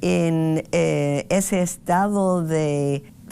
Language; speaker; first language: Spanish; non-native, fluent; English